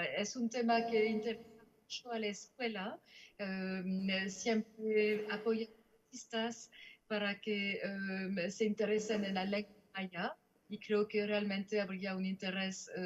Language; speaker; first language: Spanish; non-native, fluent; French